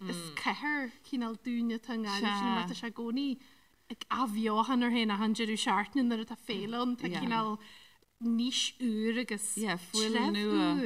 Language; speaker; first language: Irish; native; Irish